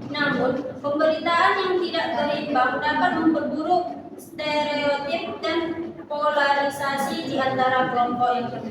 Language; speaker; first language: Indonesian; native; Indonesian